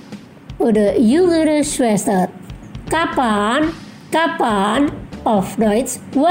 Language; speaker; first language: German; non-native, fluent; Indonesian